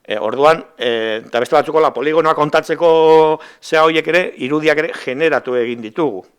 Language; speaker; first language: Basque; native; Basque